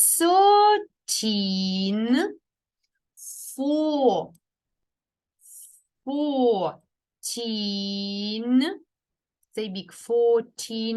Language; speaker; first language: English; non-native, fluent; Ukrainian